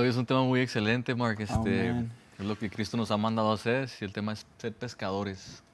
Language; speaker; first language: Spanish; native; Spanish